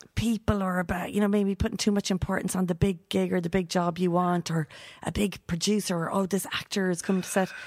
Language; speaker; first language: English; native; English